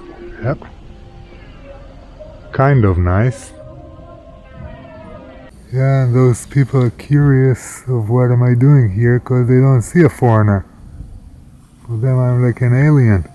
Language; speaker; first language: English; non-native, fluent; Hebrew